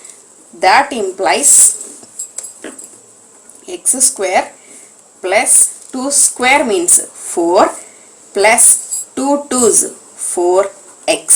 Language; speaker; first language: English; non-native, local second language; Telugu